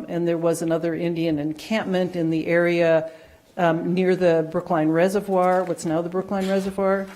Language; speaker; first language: English; non-native, fluent; Dutch